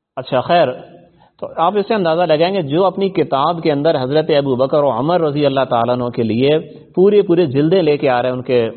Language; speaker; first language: Urdu; non-native, local second language; Punjabi